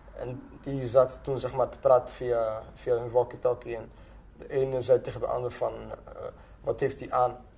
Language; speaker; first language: Dutch; early bilingual, other home language; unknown